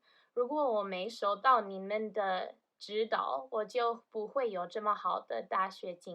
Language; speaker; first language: Chinese; non-native, fluent; English